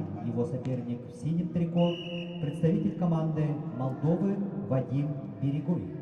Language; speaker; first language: Russian; native; Russian